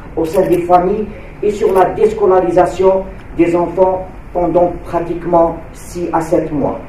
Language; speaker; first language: French; non-native, local second language; Arabic